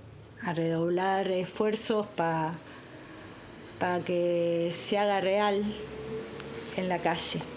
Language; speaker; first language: Spanish; native; Spanish